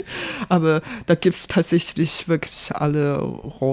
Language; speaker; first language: German; non-native, fluent; Chinese